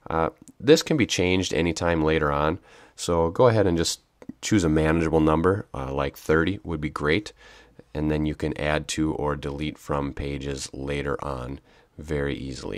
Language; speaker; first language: English; native; English